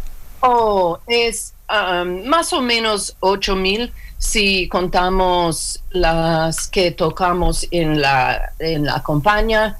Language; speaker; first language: Spanish; non-native, learner; English